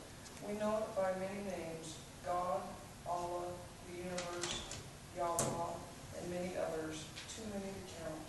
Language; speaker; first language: English; native; English